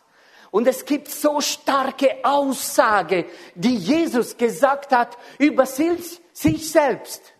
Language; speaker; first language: German; non-native, fluent; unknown